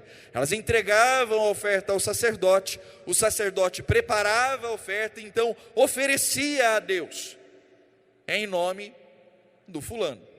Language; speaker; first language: Portuguese; native; Portuguese